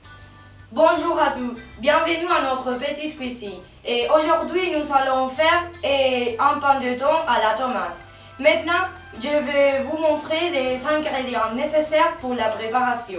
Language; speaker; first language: French; non-native, learner; Spanish